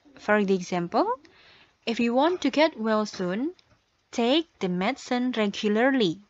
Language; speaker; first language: English; non-native, fluent; Indonesian